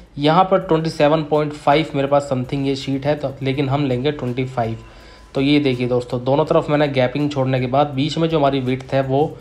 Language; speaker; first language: Hindi; native; Hindi